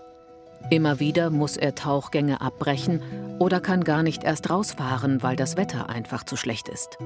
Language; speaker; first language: German; native; German